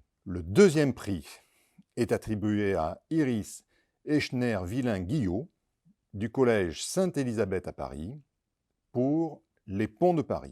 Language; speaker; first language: French; native; French